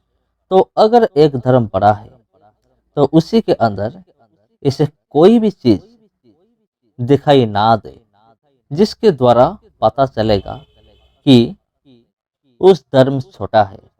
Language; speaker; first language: Hindi; non-native, local second language; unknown